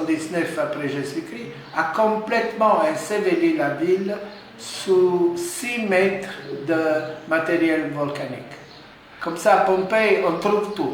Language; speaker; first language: French; non-native, fluent; Italian